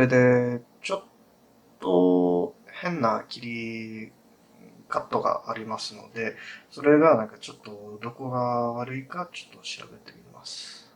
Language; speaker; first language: Japanese; non-native, fluent; English